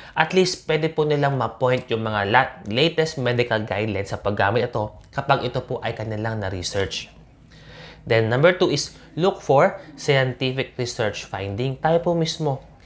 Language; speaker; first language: Filipino; native; Filipino